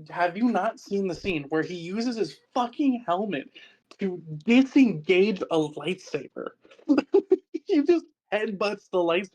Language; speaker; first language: English; native; English